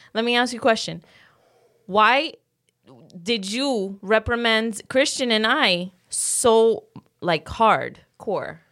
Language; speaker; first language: English; early bilingual, other home language; Spanish